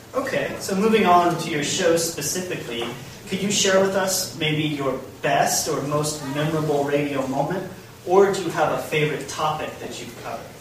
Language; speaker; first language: English; native; English